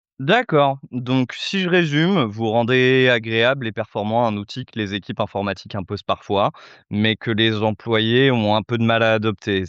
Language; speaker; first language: French; native; French